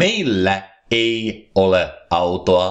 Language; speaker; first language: Finnish; non-native, fluent; English